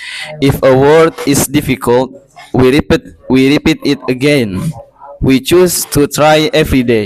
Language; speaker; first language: English; non-native, learner; Indonesian